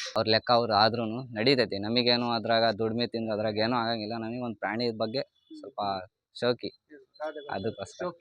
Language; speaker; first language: Kannada; non-native, local second language; Urdu